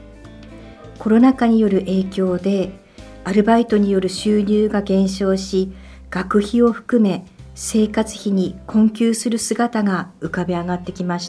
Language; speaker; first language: Japanese; native; Japanese